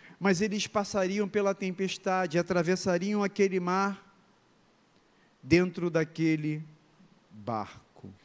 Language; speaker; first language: Portuguese; native; Portuguese